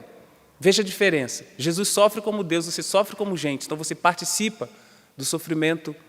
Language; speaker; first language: Portuguese; native; Portuguese